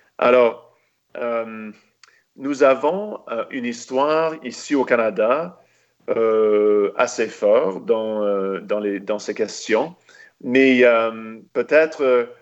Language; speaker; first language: French; non-native, local second language; English